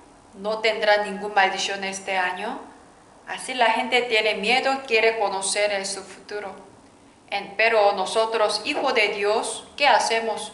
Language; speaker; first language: Spanish; non-native, learner; Korean